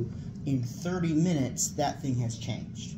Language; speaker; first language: English; native; English